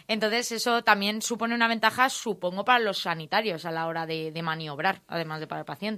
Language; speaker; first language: Spanish; native; Spanish